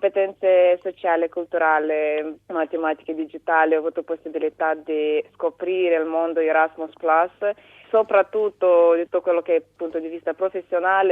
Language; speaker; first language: Italian; non-native, fluent; Romanian